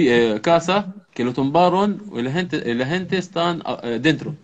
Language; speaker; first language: Spanish; non-native, learner; Arabic